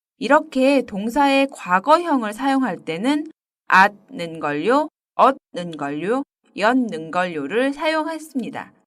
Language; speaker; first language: Korean; native; Korean